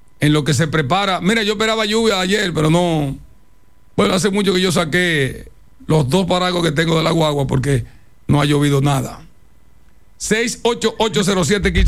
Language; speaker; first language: Spanish; native; Spanish